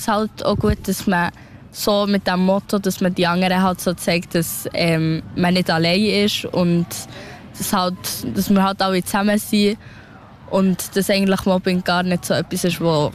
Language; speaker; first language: German; early bilingual, other home language; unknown